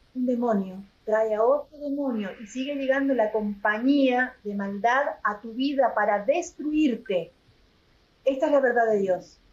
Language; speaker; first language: Spanish; native; Spanish